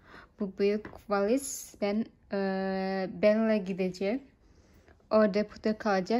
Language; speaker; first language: Turkish; non-native, learner; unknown